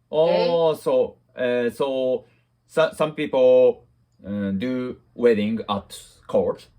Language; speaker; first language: English; non-native, learner; Japanese